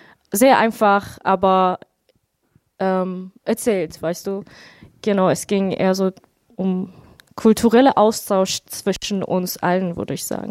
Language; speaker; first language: German; non-native, fluent; Persian